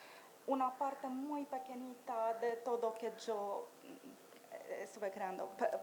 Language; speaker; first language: Spanish; non-native, fluent; English